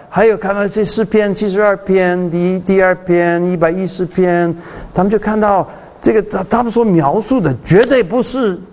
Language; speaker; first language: Chinese; early bilingual, heritage; Chinese